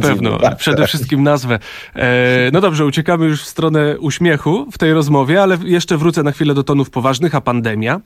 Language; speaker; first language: Polish; native; Polish